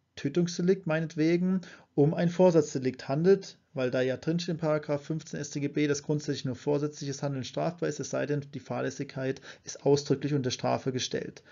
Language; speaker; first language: German; native; German